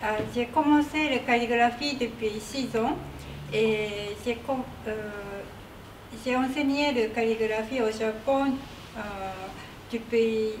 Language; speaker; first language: French; non-native, learner; Japanese